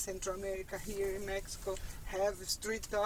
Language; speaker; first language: English; non-native, learner; Portuguese